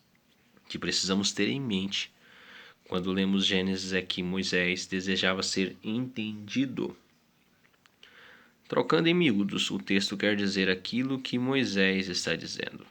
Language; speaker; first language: Portuguese; native; Portuguese